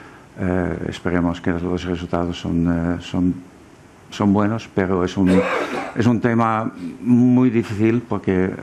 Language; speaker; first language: Spanish; non-native, fluent; German